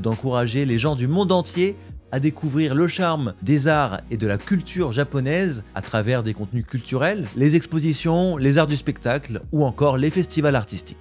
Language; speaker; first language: French; native; French